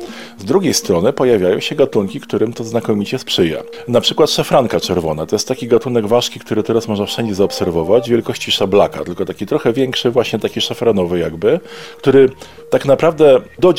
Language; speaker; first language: Polish; native; Polish